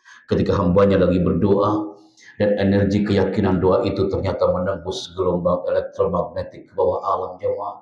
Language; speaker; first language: Indonesian; native; Indonesian